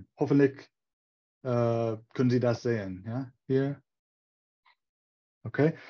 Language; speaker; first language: German; non-native, fluent; English